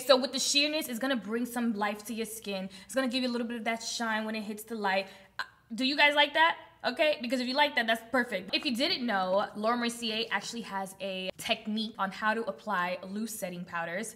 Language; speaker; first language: English; early bilingual, other home language; Spanish